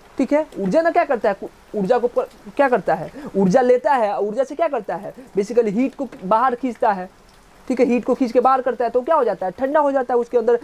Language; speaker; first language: Hindi; native; Hindi